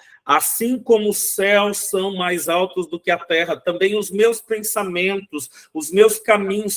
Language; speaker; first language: Portuguese; native; Portuguese